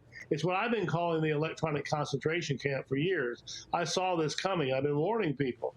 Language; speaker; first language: English; native; English